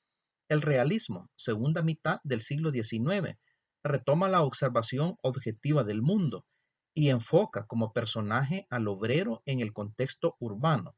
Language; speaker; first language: Spanish; native; Spanish